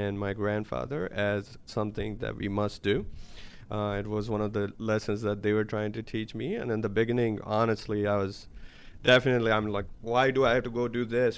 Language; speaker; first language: English; non-native, local second language; Gujarati